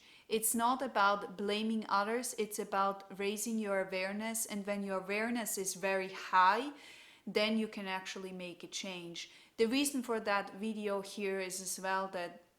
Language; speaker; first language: English; non-native, fluent; German